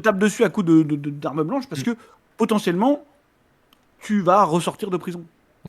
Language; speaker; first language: French; native; French